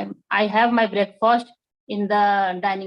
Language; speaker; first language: English; non-native, learner; Marathi